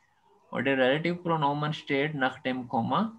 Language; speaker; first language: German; non-native, fluent; Urdu